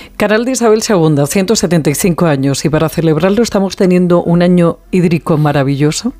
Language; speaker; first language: Spanish; native; Spanish